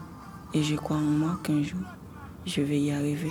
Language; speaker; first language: French; non-native, local second language; Haitian Creole